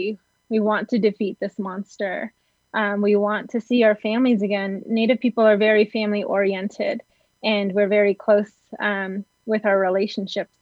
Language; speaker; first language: English; native; English